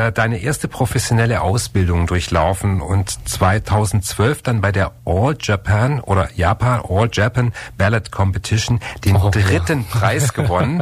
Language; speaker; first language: German; native; German